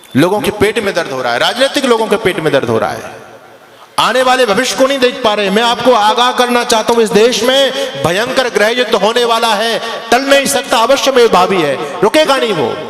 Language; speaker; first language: Hindi; native; Hindi